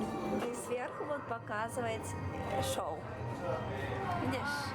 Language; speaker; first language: Russian; early bilingual, heritage; Russian